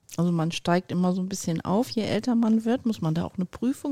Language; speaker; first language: German; native; German